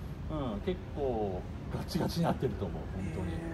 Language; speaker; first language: Japanese; native; Japanese